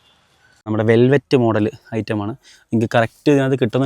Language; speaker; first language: Malayalam; native; Malayalam